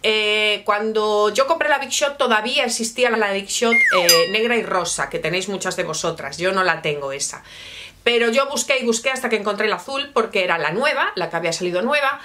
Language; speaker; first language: Spanish; native; Spanish